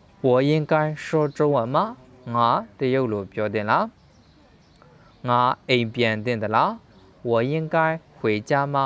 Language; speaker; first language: Chinese; non-native, learner; Burmese